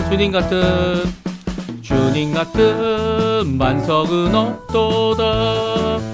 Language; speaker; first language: Korean; native; Korean